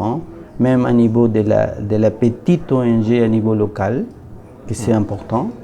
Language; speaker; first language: French; non-native, learner; Spanish